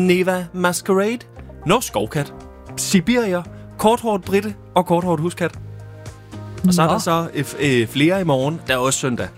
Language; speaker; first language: Danish; native; Danish